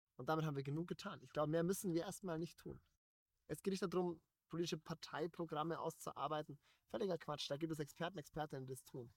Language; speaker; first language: German; native; German